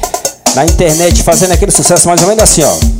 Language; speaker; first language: Portuguese; native; Portuguese